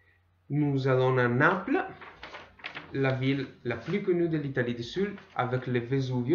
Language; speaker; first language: French; non-native, learner; Italian